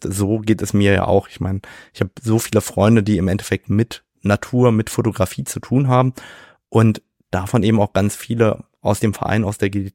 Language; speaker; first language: German; native; German